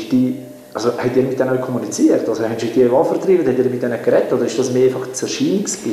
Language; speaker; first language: German; native; German